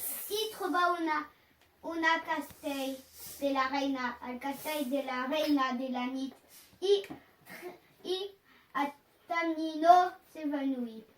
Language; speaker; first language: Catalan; non-native, local second language; French